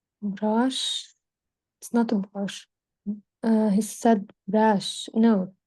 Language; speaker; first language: English; non-native, learner; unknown